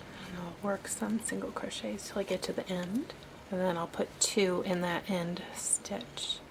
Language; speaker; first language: English; native; English